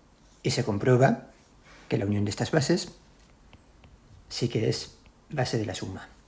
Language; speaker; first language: Spanish; native; Spanish